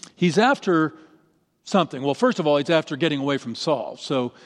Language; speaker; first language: English; native; English